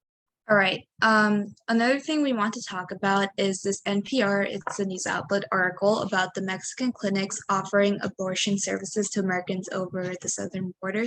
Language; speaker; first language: English; native; English